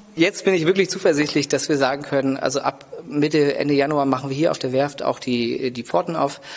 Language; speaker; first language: German; native; German